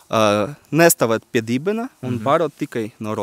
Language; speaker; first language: Latvian; non-native, local second language; Russian